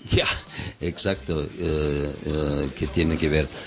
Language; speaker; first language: Spanish; non-native, fluent; German